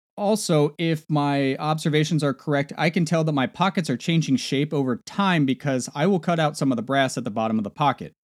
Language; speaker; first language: English; native; English